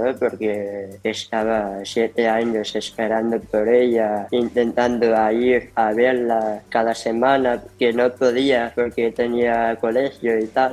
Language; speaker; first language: Spanish; early bilingual, heritage; Spanish